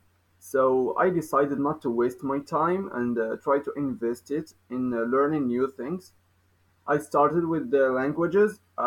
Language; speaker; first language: English; non-native, fluent; Arabic